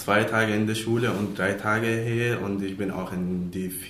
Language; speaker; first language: German; non-native, learner; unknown